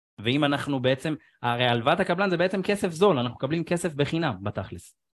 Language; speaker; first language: Hebrew; native; Hebrew